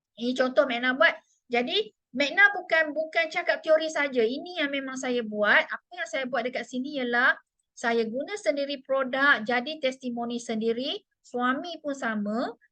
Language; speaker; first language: Malay; non-native, local second language; Chinese